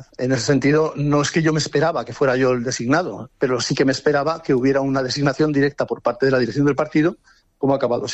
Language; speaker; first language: Spanish; native; Spanish